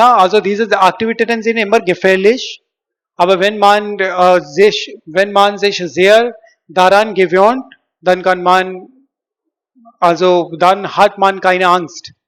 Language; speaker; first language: German; non-native, learner; Hindi